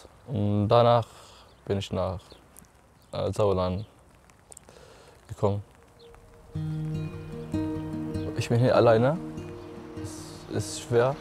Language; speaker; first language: German; non-native, learner; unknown